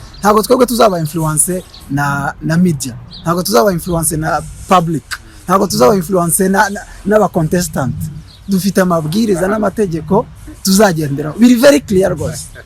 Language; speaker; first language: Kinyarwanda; native; Kinyarwanda